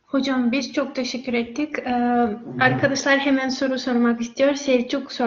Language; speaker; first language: Turkish; non-native, fluent; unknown